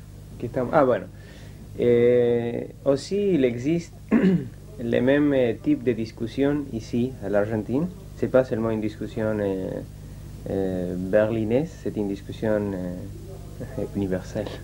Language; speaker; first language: French; non-native, learner; Spanish